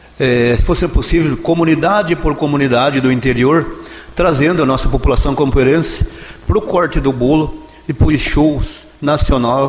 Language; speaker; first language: Portuguese; native; Portuguese